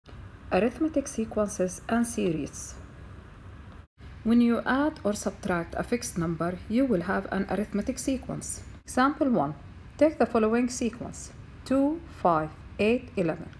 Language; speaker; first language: English; non-native, fluent; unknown